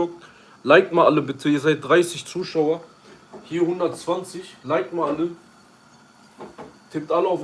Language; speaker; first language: German; early bilingual, other home language; Kurdish